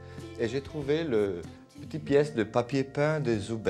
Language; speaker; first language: French; non-native, learner; Italian